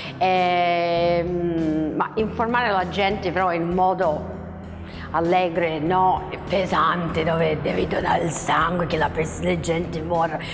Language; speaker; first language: Italian; non-native, fluent; English